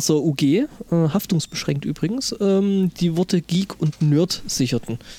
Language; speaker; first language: German; native; German